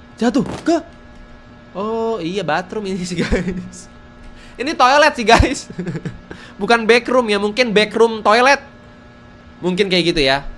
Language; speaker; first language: Indonesian; native; Indonesian